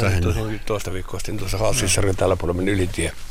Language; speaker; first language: Finnish; native; Finnish